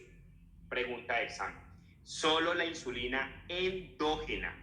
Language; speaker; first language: Spanish; native; Spanish